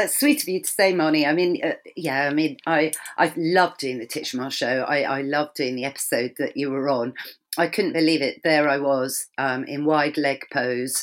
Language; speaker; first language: English; native; English